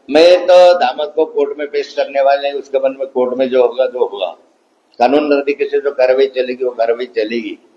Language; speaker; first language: Hindi; non-native, local second language; Marathi